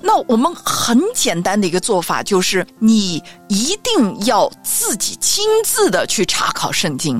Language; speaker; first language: Chinese; native; Chinese